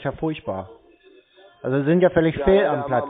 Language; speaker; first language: German; native; German